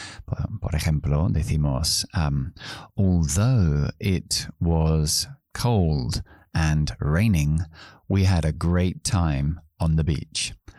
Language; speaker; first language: English; native; English